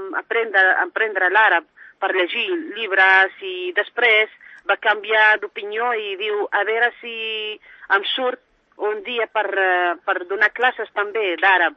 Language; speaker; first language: Catalan; non-native, fluent; Arabic